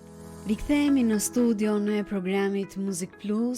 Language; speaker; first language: Albanian; native; Albanian